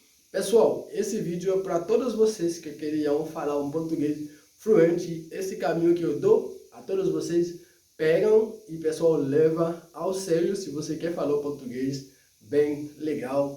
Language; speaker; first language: Portuguese; non-native, fluent; Haitian Creole